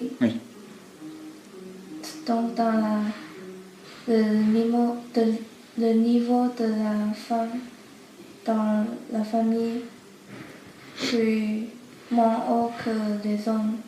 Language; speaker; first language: French; non-native, learner; Chinese